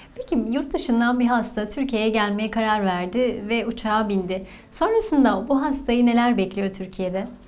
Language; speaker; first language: Turkish; native; Turkish